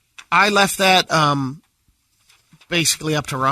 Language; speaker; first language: English; native; English